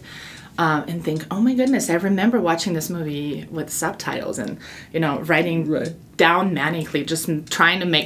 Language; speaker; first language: English; non-native, fluent; Russian